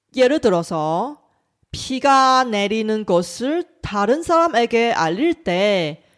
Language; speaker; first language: Korean; non-native, fluent; Chinese